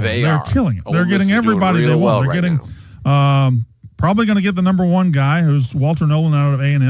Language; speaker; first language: English; native; English